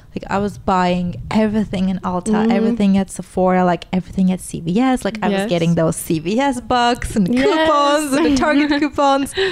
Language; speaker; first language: English; non-native, fluent; Turkish